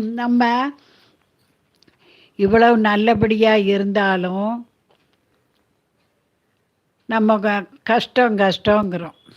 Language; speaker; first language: Tamil; native; Tamil